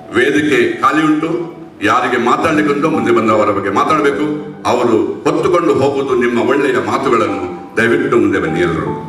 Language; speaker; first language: Kannada; non-native, local second language; Tulu